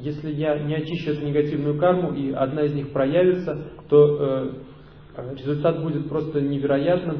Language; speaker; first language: Russian; native; Russian